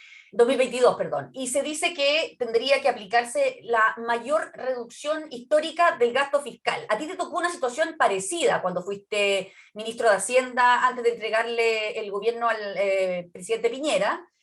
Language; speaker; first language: Spanish; native; Spanish